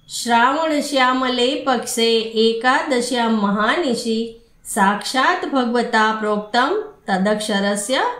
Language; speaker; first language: Hindi; non-native, local second language; Gujarati